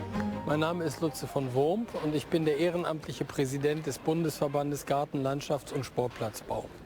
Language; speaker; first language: German; native; German